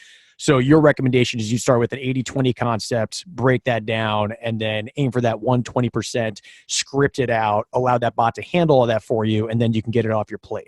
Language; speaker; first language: English; native; English